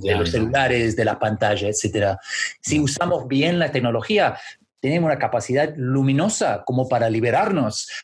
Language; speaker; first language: Spanish; non-native, fluent; English